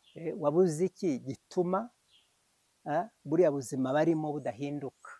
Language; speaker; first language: Kinyarwanda; early bilingual, heritage; Kinyarwanda